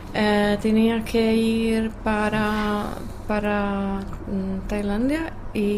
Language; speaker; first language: Spanish; non-native, fluent; Czech